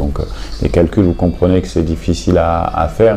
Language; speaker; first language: French; native; French